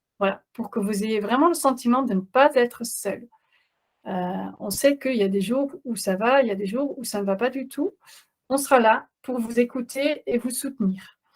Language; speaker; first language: French; non-native, fluent; Dutch